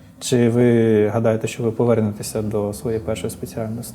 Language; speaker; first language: Ukrainian; native; Ukrainian